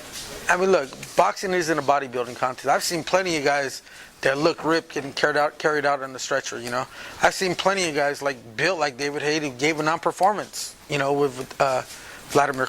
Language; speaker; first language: English; native; English